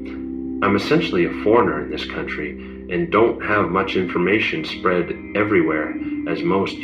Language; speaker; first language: English; native; English